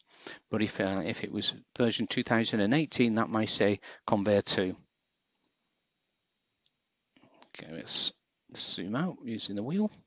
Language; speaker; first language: English; native; English